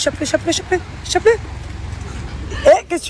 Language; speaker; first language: French; native; French